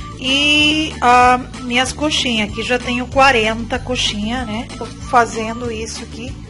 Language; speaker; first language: Portuguese; non-native, fluent; Spanish